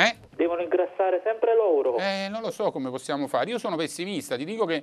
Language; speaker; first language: Italian; native; Italian